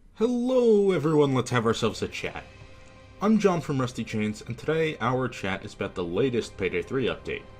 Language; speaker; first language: English; native; English